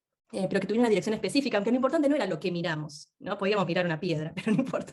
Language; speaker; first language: Spanish; native; Spanish